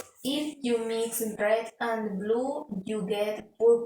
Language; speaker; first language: English; non-native, learner; Spanish